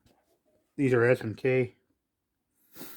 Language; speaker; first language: English; native; English